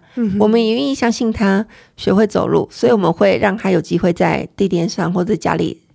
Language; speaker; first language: Chinese; native; Chinese